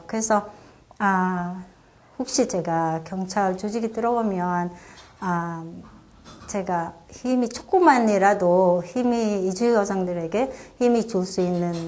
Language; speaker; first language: Korean; non-native, fluent; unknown